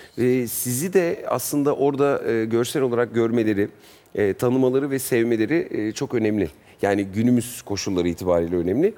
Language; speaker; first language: Turkish; native; Turkish